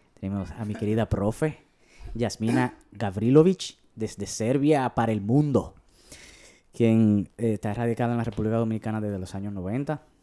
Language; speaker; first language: Spanish; native; Spanish